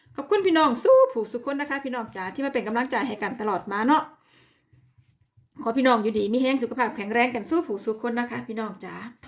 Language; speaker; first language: Thai; native; Thai